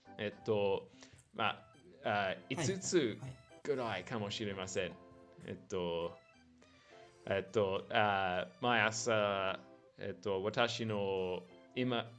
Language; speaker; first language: Japanese; non-native, learner; English